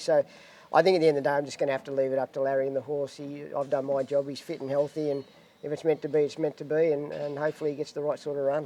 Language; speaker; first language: English; native; English